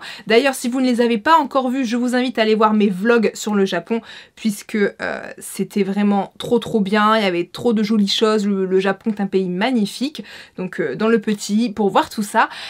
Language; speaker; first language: French; native; French